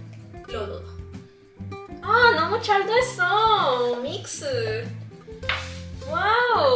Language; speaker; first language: Spanish; native; Spanish